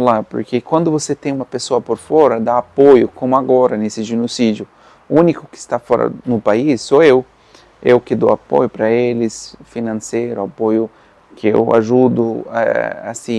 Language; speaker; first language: Portuguese; non-native, fluent; Arabic